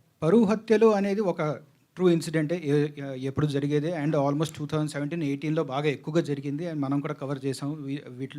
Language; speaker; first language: Telugu; native; Telugu